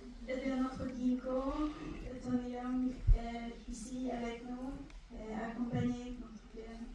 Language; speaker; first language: French; non-native, fluent; Hungarian